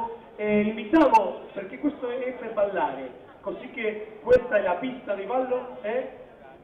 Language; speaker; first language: Italian; non-native, fluent; Spanish